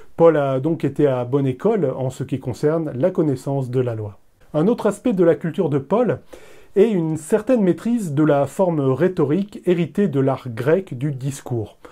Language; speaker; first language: French; native; French